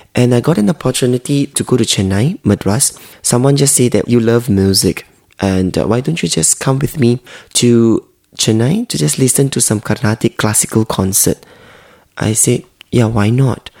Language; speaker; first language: English; non-native, local second language; Hakka Chinese